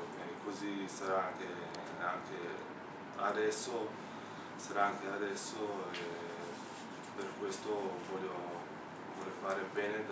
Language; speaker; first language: Italian; non-native, fluent; Slovenian